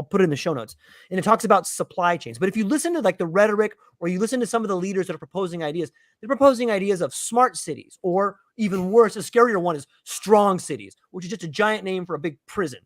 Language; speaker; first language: English; native; English